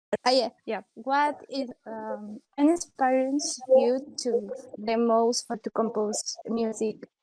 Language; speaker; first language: English; non-native, learner; Spanish